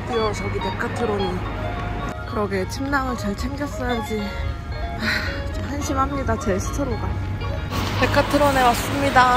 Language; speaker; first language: Korean; native; Korean